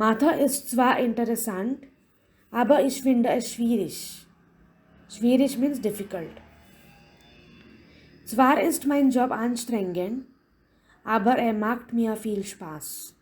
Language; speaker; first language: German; non-native, fluent; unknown